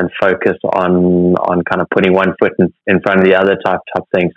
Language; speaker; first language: English; native; English